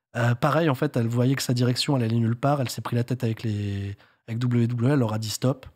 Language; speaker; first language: French; native; French